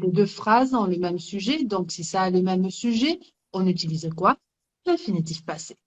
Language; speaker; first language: French; native; French